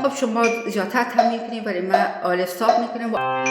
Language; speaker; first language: Persian; native; Persian